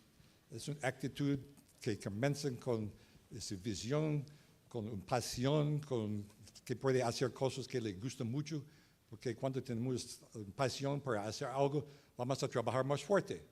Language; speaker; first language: Spanish; non-native, learner; English